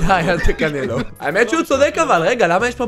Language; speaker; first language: Hebrew; native; Hebrew